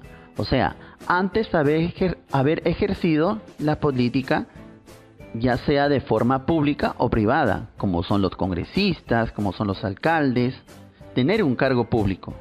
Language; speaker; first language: Spanish; native; Spanish